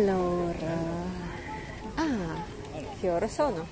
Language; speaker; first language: Italian; non-native, learner; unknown